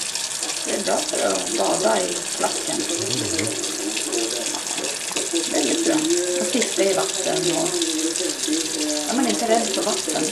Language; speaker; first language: Swedish; native; Swedish